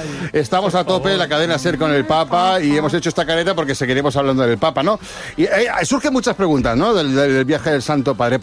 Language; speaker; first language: Spanish; native; Spanish